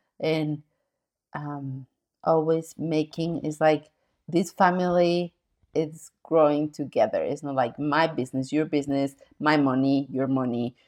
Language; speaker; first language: English; non-native, fluent; Spanish